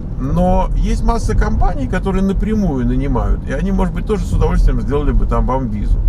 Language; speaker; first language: Russian; native; Russian